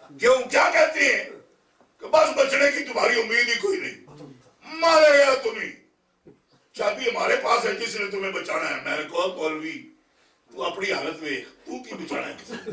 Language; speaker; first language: Urdu; non-native, local second language; Punjabi